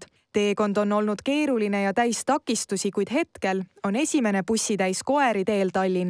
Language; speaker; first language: Estonian; native; Estonian